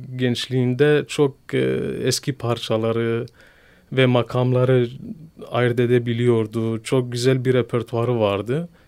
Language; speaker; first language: Turkish; non-native, fluent; Kurdish